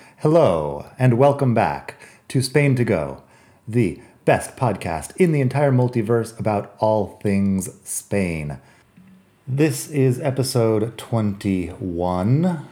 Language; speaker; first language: English; native; English